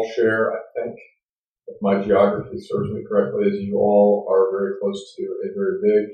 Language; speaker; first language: English; native; English